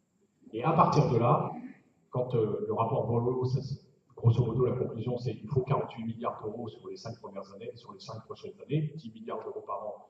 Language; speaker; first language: French; native; French